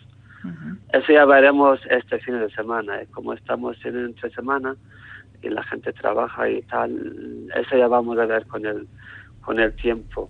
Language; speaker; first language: Spanish; non-native, learner; Turkish